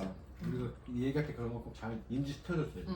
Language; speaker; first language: Korean; native; Korean